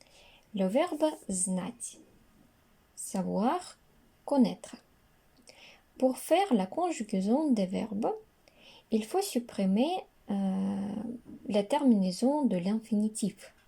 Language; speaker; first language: French; non-native, fluent; Russian